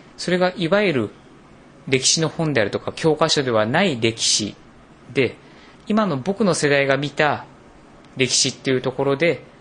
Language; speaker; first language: Japanese; native; Japanese